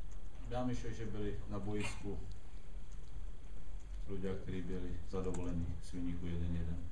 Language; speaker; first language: Polish; non-native, learner; Czech